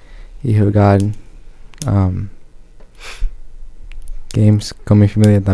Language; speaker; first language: Spanish; early bilingual, other home language; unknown